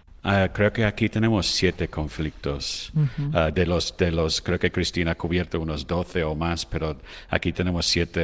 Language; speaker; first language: Spanish; non-native, fluent; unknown